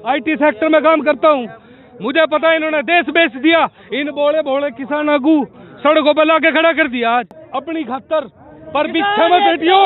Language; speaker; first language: Hindi; native; Hindi